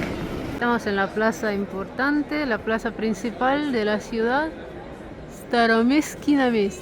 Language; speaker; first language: Spanish; non-native, fluent; Russian